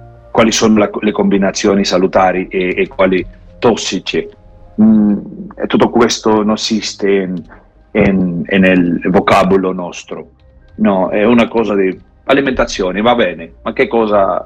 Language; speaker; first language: Italian; non-native, learner; Spanish